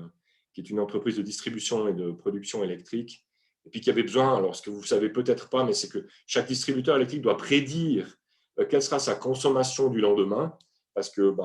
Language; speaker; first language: French; native; French